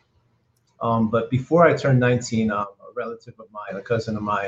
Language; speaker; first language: English; native; English